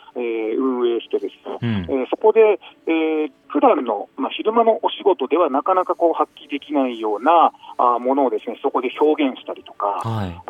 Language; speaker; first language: Japanese; native; Japanese